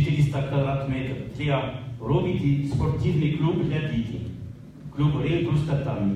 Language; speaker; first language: Ukrainian; non-native, learner; French